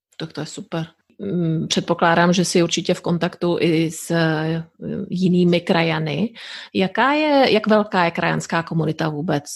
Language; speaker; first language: Czech; native; Czech